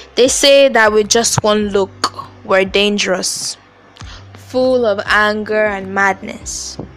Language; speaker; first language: English; non-native, local second language; Yoruba